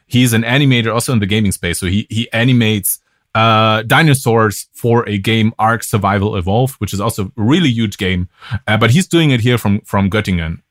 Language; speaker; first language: English; non-native, fluent; German